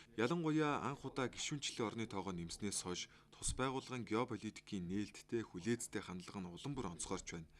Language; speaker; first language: Mongolian; non-native, fluent; Chinese